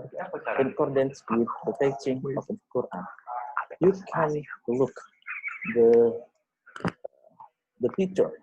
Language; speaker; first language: English; non-native, learner; Indonesian